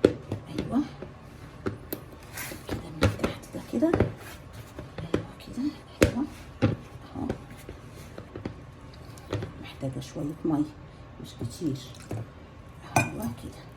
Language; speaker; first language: Arabic; native; Arabic